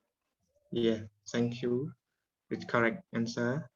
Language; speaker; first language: English; non-native, learner; Khmer